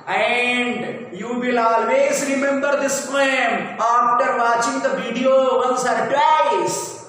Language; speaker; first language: English; non-native, local second language; Hindi